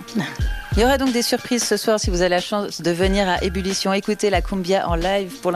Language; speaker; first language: French; native; French